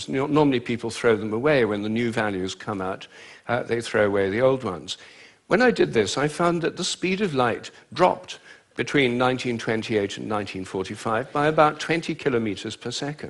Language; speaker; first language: English; native; English